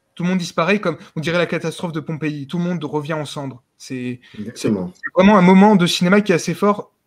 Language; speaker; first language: French; native; French